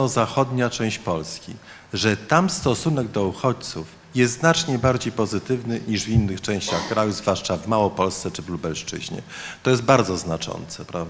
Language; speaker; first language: Polish; native; Polish